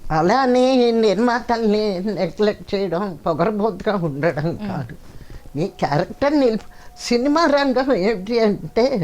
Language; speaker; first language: Telugu; non-native, local second language; Kannada